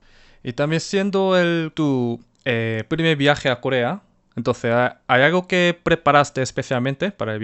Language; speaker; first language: Spanish; non-native, fluent; Korean